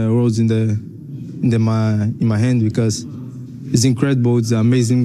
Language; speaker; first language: English; non-native, learner; Portuguese